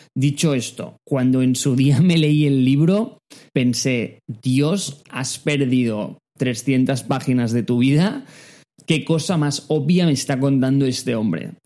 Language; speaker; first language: Spanish; native; Spanish